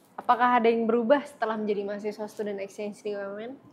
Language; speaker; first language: Indonesian; native; Indonesian